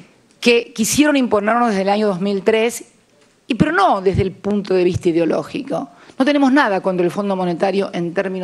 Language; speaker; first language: Spanish; native; Spanish